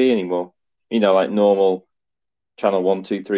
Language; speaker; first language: English; native; English